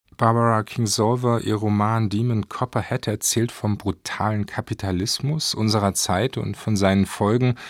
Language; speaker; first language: German; native; German